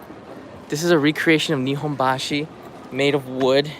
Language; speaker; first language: English; native; English